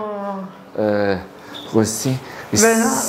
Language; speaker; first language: Portuguese; native; Portuguese